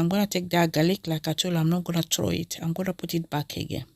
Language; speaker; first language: English; non-native, learner; French